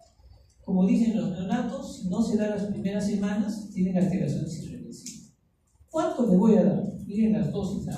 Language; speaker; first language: Spanish; native; Spanish